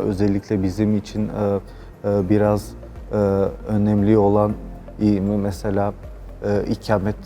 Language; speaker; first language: Turkish; non-native, fluent; Albanian